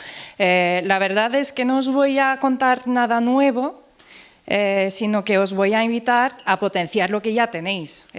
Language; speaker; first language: Spanish; non-native, fluent; Norwegian